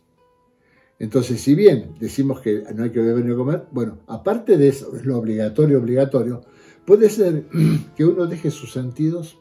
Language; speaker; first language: Spanish; native; Spanish